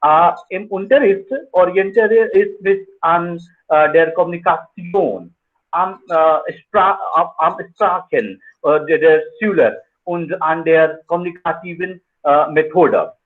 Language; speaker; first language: German; non-native, fluent; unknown